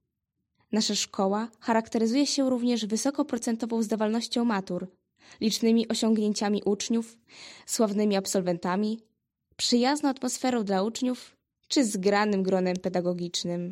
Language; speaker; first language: Polish; native; Polish